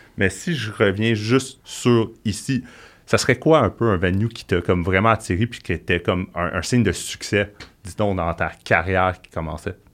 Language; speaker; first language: French; native; French